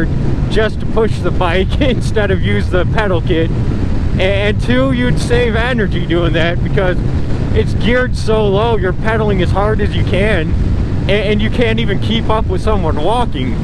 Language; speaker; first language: English; native; English